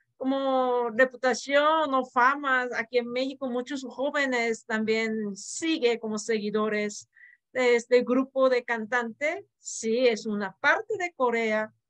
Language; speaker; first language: Spanish; non-native, fluent; Korean